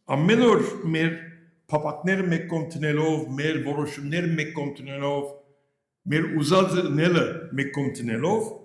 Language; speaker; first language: Armenian; early bilingual, heritage; Armenian